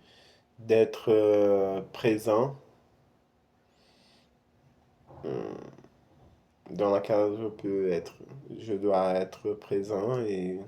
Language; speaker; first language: French; non-native, fluent; Portuguese